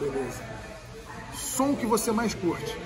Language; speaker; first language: Portuguese; native; Portuguese